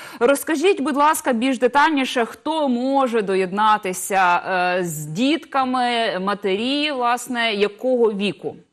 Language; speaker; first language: Ukrainian; native; Ukrainian